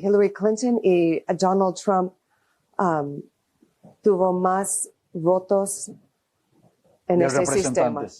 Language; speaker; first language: Spanish; non-native, fluent; English